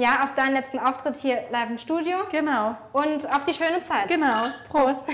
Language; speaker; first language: German; native; German